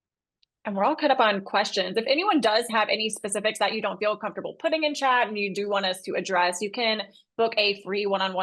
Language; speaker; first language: English; native; English